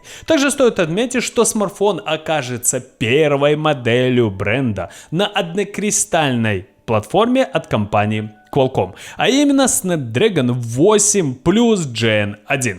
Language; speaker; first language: Russian; native; Russian